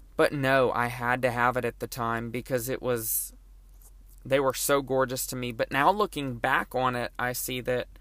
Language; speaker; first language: English; native; English